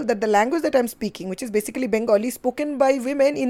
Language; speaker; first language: English; non-native, local second language; Bangla